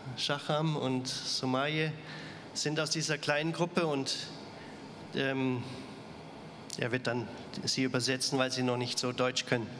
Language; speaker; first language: German; native; German